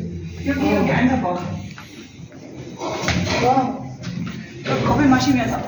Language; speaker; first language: Korean; non-native, learner; Filipino